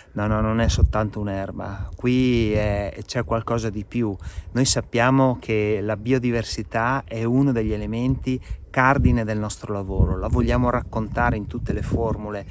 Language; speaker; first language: Italian; native; Italian